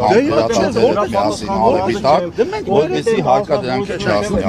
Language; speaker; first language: Armenian; native; Armenian